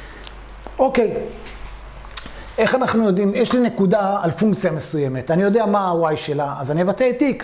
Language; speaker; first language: Hebrew; native; Hebrew